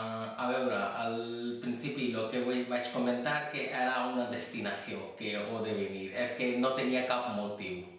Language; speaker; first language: Catalan; non-native, fluent; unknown